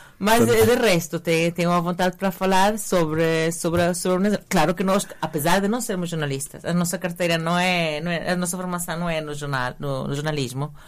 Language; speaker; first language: Portuguese; native; Portuguese